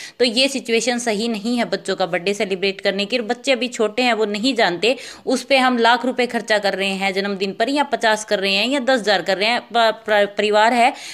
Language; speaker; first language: Hindi; native; Hindi